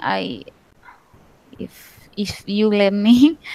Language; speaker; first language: English; non-native, learner; Spanish